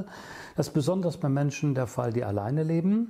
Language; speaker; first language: German; native; German